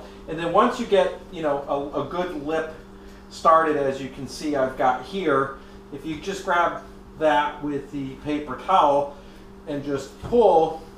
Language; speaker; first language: English; native; English